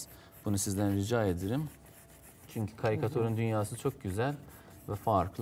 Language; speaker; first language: Turkish; non-native, fluent; Azerbaijani